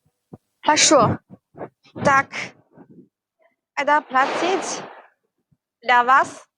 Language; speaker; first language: Russian; non-native, learner; Chinese